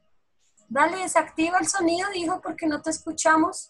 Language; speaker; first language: Spanish; native; Spanish